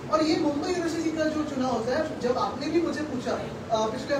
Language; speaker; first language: Hindi; non-native, local second language; Marathi